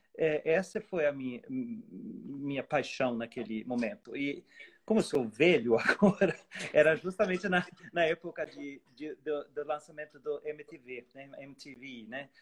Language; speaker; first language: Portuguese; non-native, fluent; Swedish